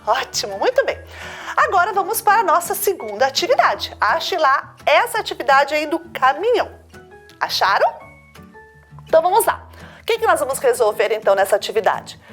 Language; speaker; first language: Portuguese; native; Portuguese